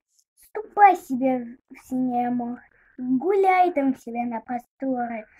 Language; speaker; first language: Russian; native; Russian